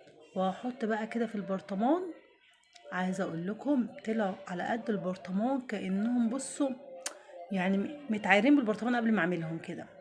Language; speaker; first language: Arabic; native; Arabic